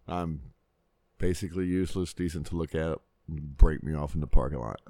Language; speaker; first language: English; native; English